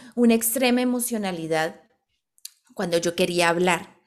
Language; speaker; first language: Spanish; native; Spanish